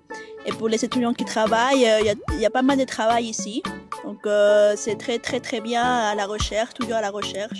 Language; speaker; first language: French; non-native, fluent; Spanish